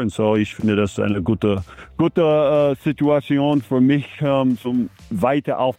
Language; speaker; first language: German; non-native, fluent; English